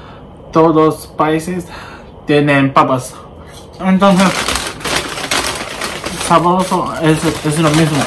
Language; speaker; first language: Spanish; non-native, learner; Japanese